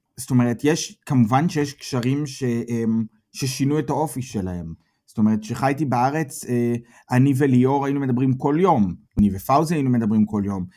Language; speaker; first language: Hebrew; native; Hebrew